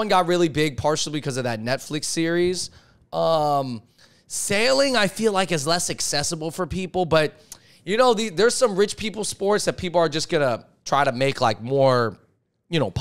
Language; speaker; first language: English; native; English